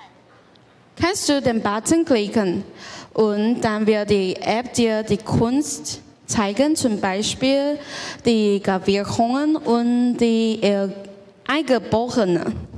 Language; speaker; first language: German; non-native, learner; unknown